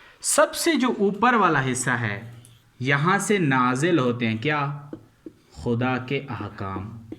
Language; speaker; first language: Urdu; non-native, local second language; Punjabi